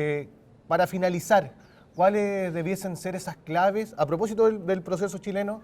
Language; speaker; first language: Spanish; native; Spanish